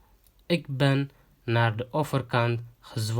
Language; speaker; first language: Dutch; non-native, fluent; Tigrinya